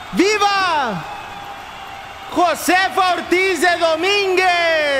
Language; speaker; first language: Spanish; native; Spanish